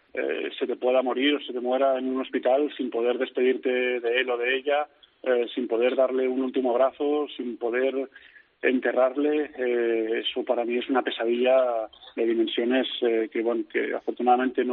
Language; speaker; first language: Spanish; native; Spanish